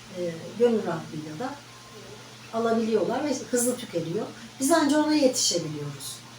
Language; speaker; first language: Turkish; native; Turkish